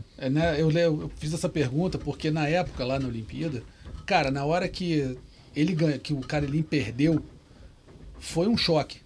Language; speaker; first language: Portuguese; native; Portuguese